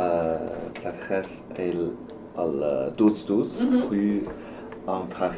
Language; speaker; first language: French; non-native, learner; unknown